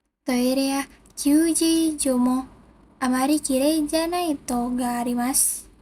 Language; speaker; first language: Japanese; non-native, learner; Indonesian